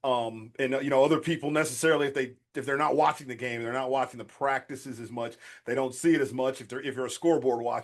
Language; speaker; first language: English; native; English